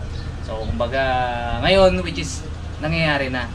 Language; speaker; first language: Filipino; native; Filipino